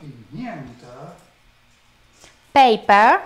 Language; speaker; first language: English; non-native, learner; Spanish